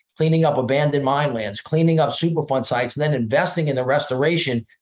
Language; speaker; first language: English; native; English